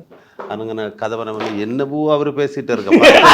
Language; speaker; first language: Tamil; non-native, learner; Malayalam